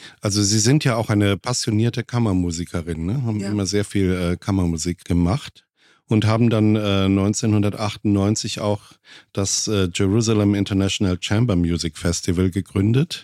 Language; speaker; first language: German; native; German